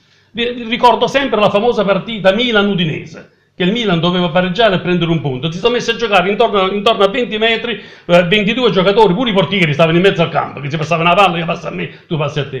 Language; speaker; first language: Italian; native; Italian